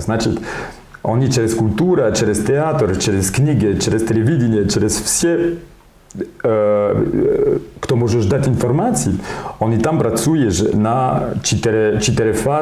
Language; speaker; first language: Ukrainian; non-native, learner; French